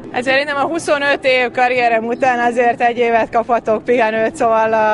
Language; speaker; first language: Hungarian; non-native, fluent; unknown